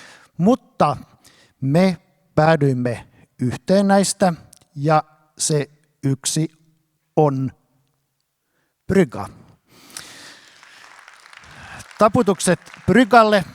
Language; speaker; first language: Finnish; native; Finnish